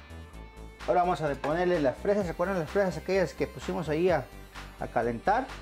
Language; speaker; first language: Spanish; native; Spanish